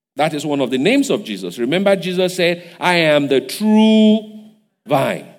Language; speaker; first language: English; non-native, local second language; Yoruba